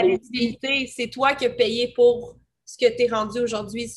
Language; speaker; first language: French; native; French